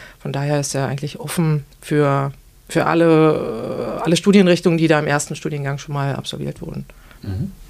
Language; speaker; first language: German; native; German